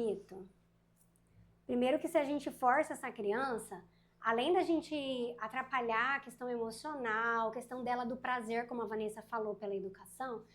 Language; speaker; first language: Portuguese; native; Portuguese